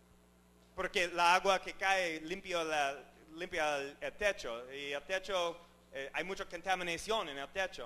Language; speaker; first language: Spanish; non-native, learner; English